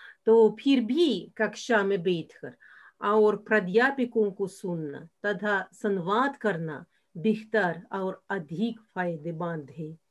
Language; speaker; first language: Hindi; non-native, fluent; Russian